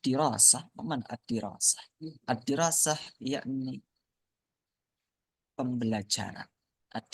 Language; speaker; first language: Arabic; non-native, fluent; Indonesian